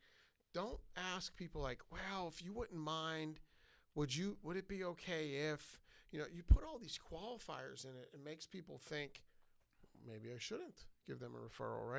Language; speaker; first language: English; native; English